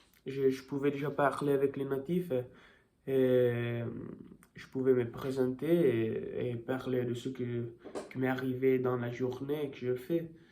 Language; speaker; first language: French; non-native, learner; Italian